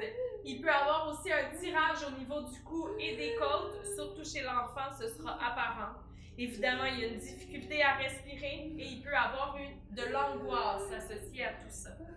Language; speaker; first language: French; native; French